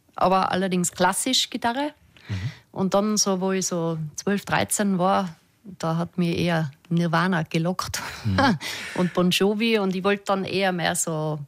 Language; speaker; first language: German; native; German